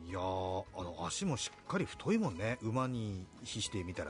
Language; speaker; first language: Japanese; native; Japanese